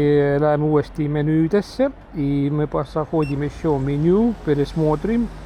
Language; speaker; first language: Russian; non-native, local second language; Estonian